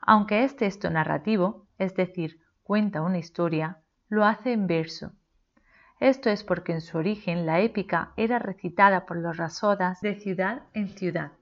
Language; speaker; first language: Spanish; native; Spanish